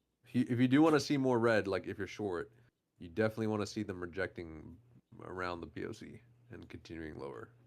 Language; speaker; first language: English; native; English